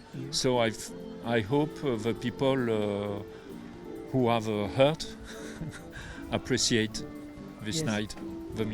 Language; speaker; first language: English; non-native, learner; French